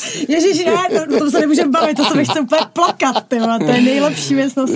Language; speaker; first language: Czech; native; Czech